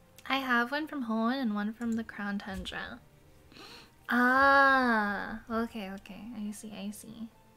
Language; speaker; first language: English; native; English